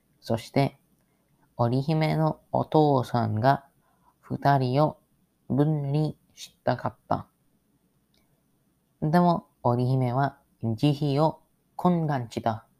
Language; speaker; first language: Japanese; non-native, learner; English